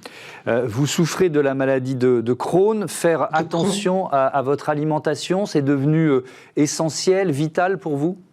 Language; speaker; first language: French; native; French